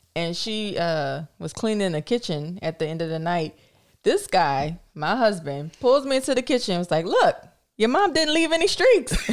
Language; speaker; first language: English; native; English